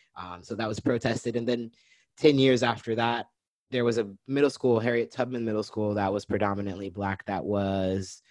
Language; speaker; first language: English; native; English